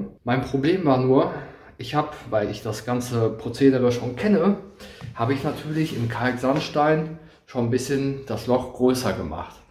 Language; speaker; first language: German; native; German